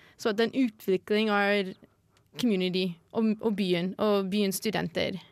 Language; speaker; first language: Norwegian; non-native, fluent; English